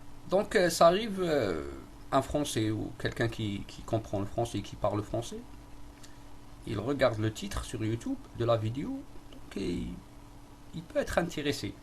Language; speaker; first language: French; non-native, local second language; Arabic